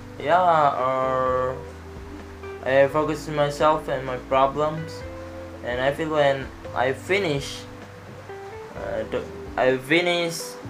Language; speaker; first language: English; non-native, learner; Indonesian